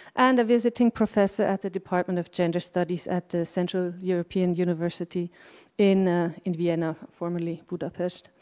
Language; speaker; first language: English; non-native, fluent; German